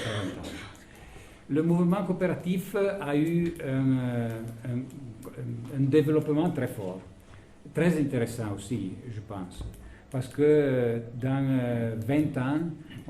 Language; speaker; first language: French; non-native, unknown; Italian